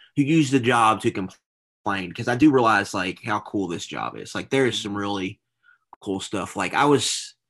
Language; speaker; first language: English; native; English